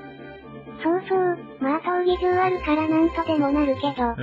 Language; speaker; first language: Japanese; native; Japanese